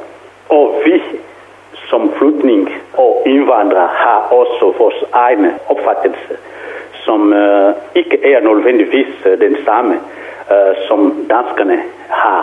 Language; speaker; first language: Danish; non-native, fluent; Kongo